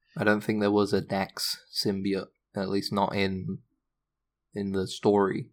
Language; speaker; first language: English; native; English